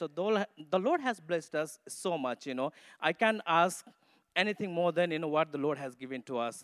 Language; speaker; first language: English; non-native, local second language; Nepali